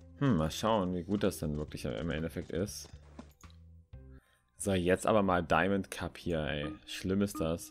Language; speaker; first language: German; native; German